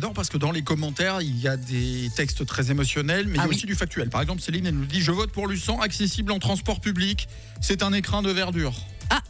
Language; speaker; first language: French; native; French